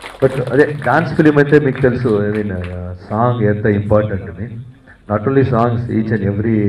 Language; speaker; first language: Telugu; non-native, fluent; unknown